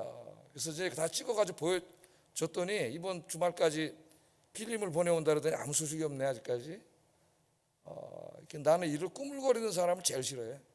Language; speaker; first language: Korean; native; Korean